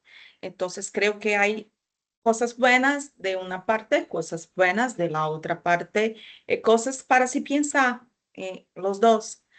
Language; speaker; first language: Spanish; non-native, fluent; Portuguese